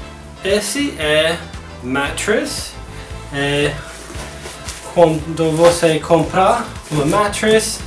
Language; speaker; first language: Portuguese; non-native, learner; English